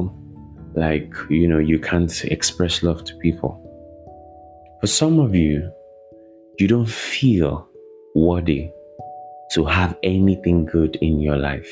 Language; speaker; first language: English; non-native, local second language; Yoruba